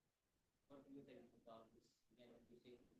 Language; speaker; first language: English; non-native, learner; Indonesian